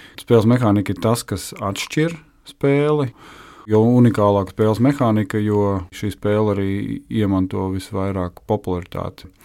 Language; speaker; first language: Latvian; native; Latvian